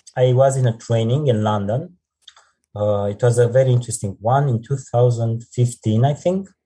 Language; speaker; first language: English; non-native, fluent; Romanian